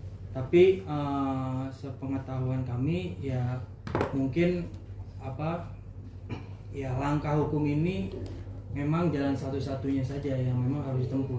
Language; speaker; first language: Indonesian; native; Indonesian